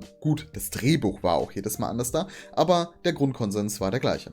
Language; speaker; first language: German; native; German